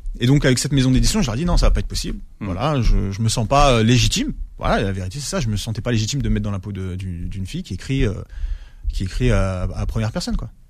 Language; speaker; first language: French; native; French